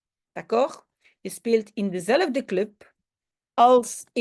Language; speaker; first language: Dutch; non-native, local second language; French